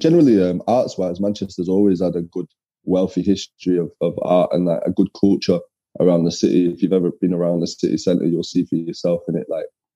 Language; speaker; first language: English; native; English